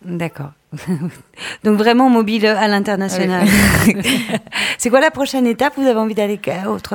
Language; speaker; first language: French; native; French